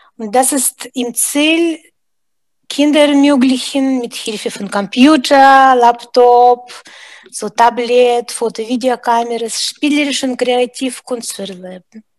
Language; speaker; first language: German; non-native, fluent; Russian